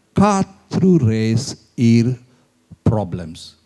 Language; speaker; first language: Latvian; non-native, learner; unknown